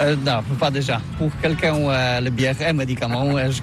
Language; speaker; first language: French; non-native, learner; Polish